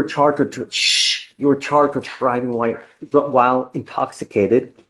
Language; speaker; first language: English; native; English